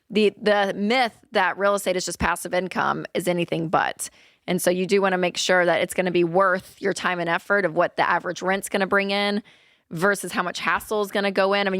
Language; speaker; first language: English; native; English